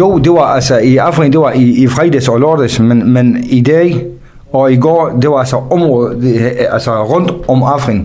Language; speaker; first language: Danish; non-native, fluent; Kurdish